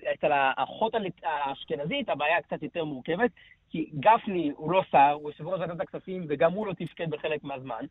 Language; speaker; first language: Hebrew; non-native, local second language; Yiddish